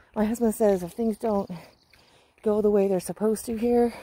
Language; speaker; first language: English; native; English